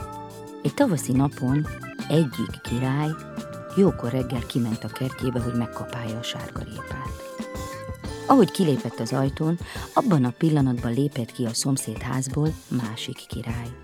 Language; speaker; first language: Hungarian; native; Hungarian